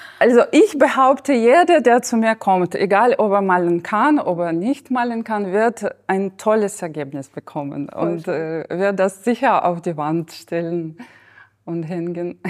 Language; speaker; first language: German; non-native, fluent; Ukrainian